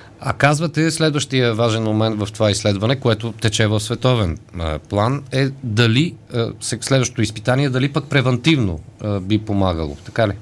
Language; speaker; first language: Bulgarian; native; Bulgarian